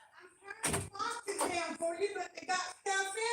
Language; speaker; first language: English; native; English